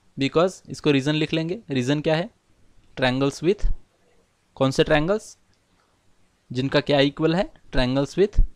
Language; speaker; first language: Hindi; non-native, local second language; Marathi